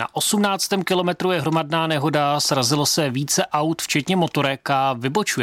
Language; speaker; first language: Czech; native; Czech